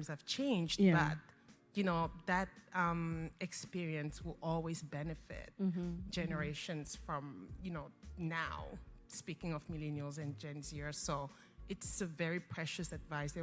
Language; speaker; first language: English; non-native, local second language; French